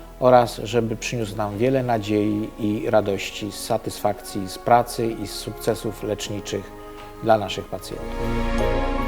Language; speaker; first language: Polish; native; Polish